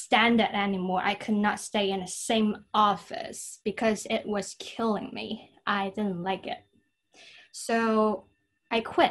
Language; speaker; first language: English; non-native, fluent; Cantonese